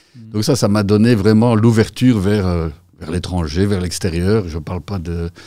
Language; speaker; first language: French; native; French